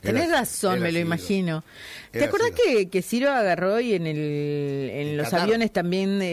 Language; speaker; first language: Spanish; native; Spanish